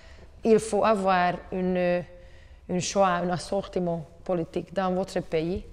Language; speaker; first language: French; non-native, learner; Hungarian